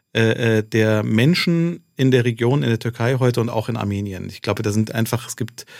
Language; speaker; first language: German; native; German